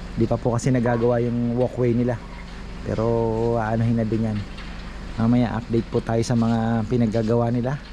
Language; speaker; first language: Filipino; native; Filipino